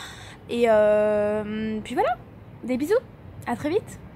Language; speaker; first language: French; native; French